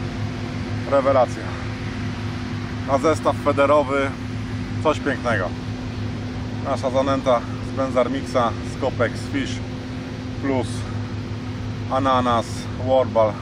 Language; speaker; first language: Polish; native; Polish